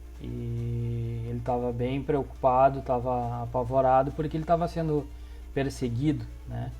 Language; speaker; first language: Portuguese; early bilingual, other home language; Spanish